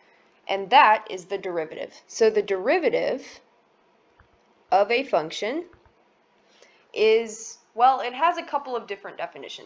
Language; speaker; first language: English; native; English